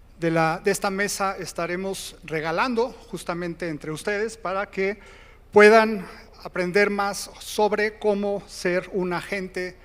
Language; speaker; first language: Spanish; native; Spanish